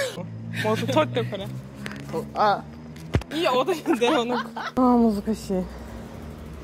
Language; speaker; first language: Japanese; non-native, fluent; Turkish